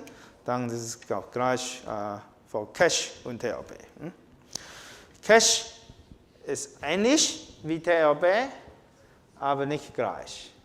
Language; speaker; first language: German; non-native, learner; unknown